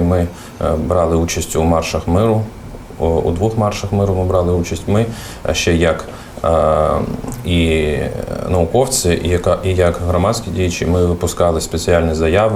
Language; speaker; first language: Ukrainian; non-native, fluent; Russian